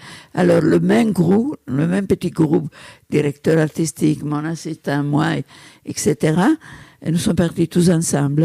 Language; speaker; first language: French; non-native, fluent; Italian